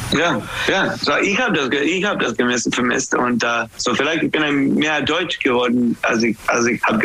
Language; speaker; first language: German; non-native, fluent; English